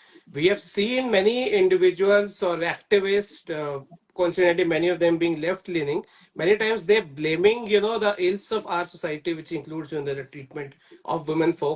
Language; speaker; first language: English; non-native, local second language; Hindi